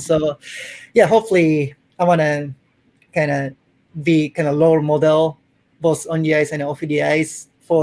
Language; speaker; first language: English; non-native, fluent; Japanese